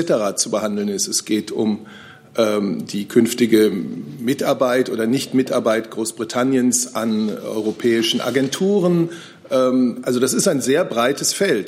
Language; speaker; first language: German; native; German